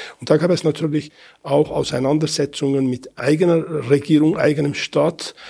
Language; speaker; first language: German; non-native, fluent; Kurdish